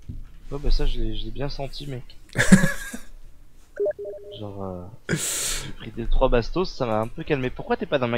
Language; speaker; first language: French; native; French